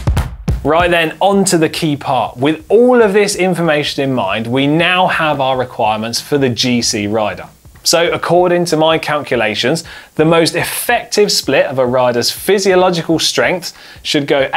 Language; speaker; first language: English; native; English